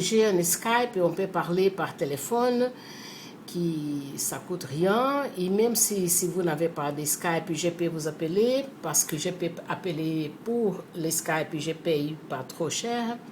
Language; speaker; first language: French; non-native, fluent; Portuguese